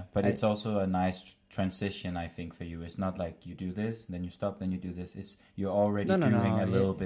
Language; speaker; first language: English; non-native, fluent; Danish